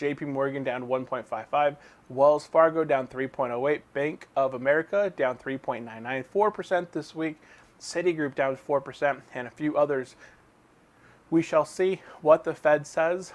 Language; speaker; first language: English; native; English